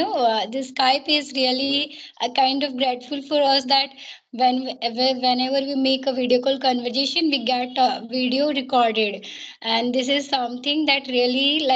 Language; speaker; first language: English; non-native, learner; Hindi